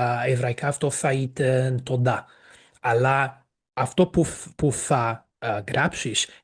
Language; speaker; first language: Greek; non-native, fluent; Portuguese